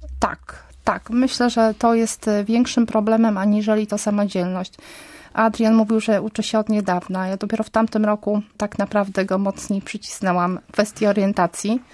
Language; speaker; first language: Polish; native; Polish